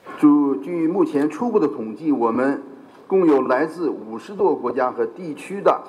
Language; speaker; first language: Chinese; native; Chinese